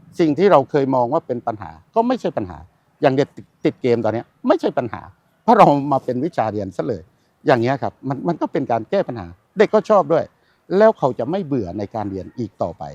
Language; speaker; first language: Thai; native; Thai